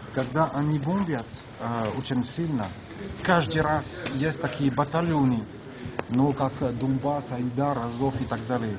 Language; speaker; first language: Russian; non-native, learner; French